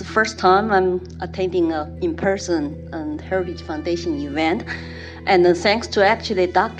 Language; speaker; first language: English; non-native, fluent; Chinese